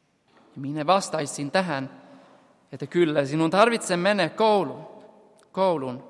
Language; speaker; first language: Finnish; non-native, fluent; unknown